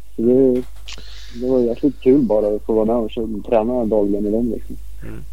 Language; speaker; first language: Swedish; native; Swedish